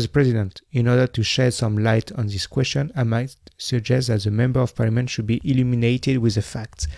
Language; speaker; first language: English; non-native, fluent; French